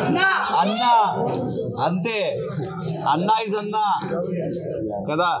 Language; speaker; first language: Telugu; non-native, local second language; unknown